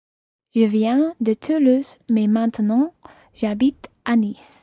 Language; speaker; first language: French; non-native, learner; English